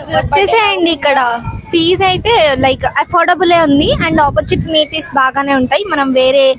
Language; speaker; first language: Telugu; native; Telugu